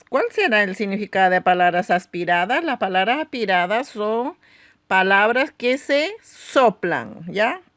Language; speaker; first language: Spanish; non-native, local second language; Aymara